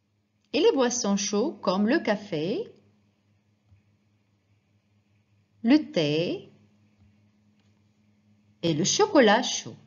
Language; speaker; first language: French; non-native, fluent; Arabic